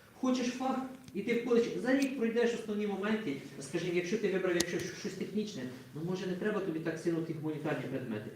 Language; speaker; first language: Ukrainian; native; Ukrainian